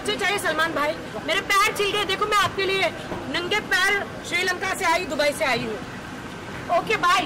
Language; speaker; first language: Hindi; native; Hindi